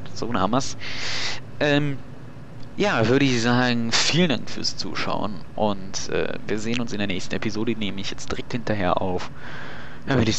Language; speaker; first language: German; native; German